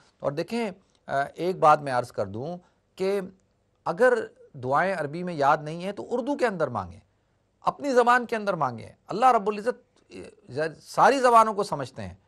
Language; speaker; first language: Urdu; native; Urdu